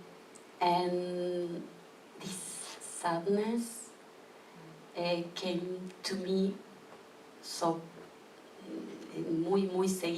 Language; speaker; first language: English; non-native, learner; Spanish